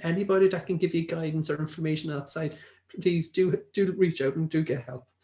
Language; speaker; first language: English; native; English